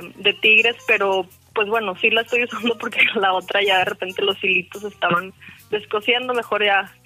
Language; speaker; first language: Spanish; native; Spanish